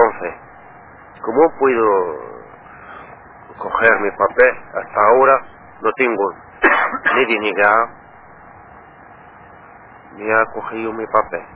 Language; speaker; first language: Spanish; non-native, learner; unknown